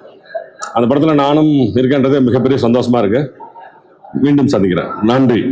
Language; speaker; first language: Tamil; native; Tamil